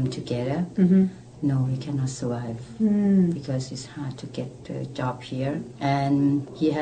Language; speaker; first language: English; non-native, learner; Thai